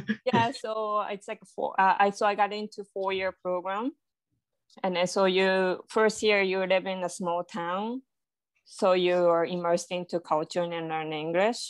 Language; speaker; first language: English; non-native, fluent; Japanese